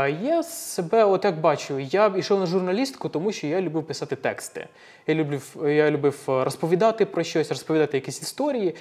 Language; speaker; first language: Ukrainian; native; Ukrainian